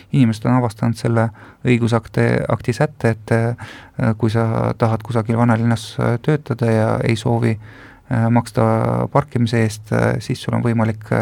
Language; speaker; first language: Estonian; non-native, local second language; Russian